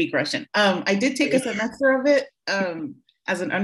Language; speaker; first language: English; early bilingual, other home language; Spanish